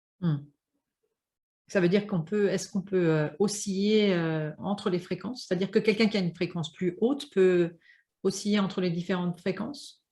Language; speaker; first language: French; native; French